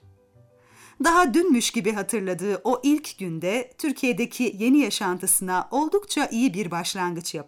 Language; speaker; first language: Turkish; native; Turkish